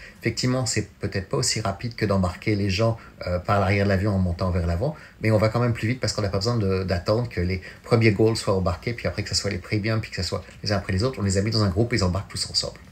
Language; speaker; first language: French; native; French